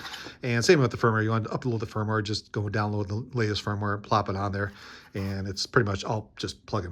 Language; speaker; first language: English; native; English